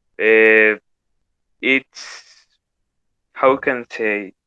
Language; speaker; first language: English; non-native, learner; Spanish